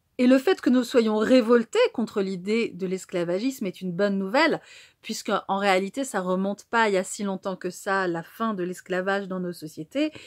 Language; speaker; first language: French; native; French